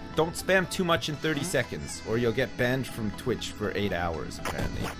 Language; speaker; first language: English; native; English